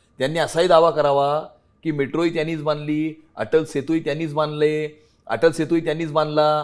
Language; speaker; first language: Marathi; native; Marathi